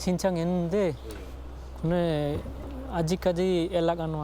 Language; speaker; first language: Korean; non-native, learner; Nepali